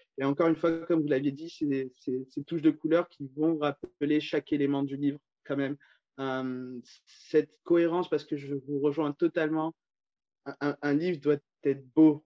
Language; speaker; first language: French; native; French